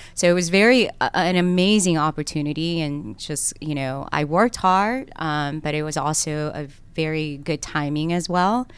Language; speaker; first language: English; early bilingual, other home language; Korean